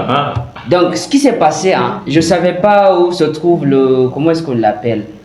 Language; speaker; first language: French; non-native, fluent; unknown